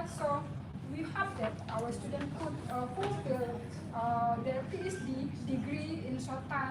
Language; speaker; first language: English; non-native, fluent; Indonesian